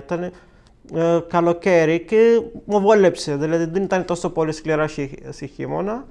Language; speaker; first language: Greek; non-native, fluent; Arabic